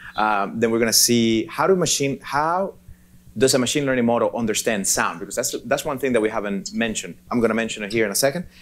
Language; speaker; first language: English; non-native, fluent; Spanish